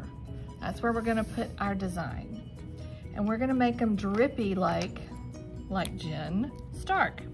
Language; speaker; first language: English; native; English